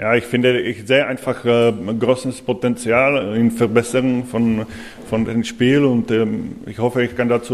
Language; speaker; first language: German; non-native, fluent; Czech